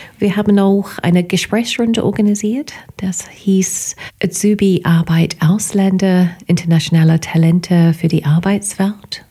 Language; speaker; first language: German; non-native, fluent; English